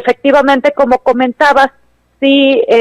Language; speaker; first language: Spanish; native; Spanish